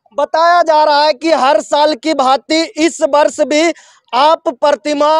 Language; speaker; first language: Hindi; native; Hindi